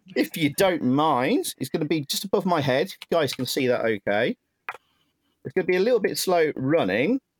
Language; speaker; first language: English; native; English